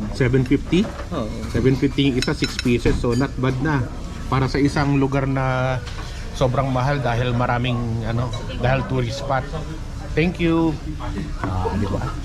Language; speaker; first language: Filipino; native; Filipino